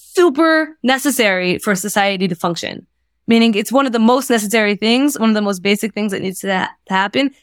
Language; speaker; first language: English; native; English